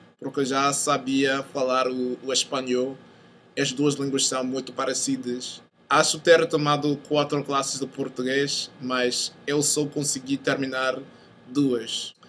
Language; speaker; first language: Portuguese; non-native, fluent; English